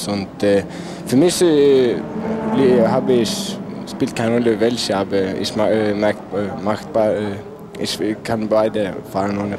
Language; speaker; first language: German; non-native, learner; Swedish